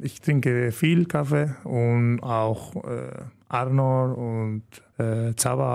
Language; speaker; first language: German; non-native, learner; Spanish